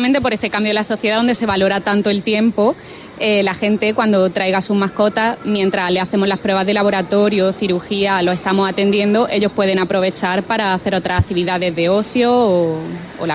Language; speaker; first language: Spanish; native; Spanish